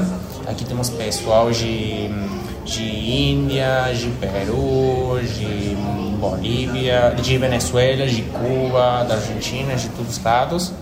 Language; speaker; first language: Portuguese; non-native, learner; Spanish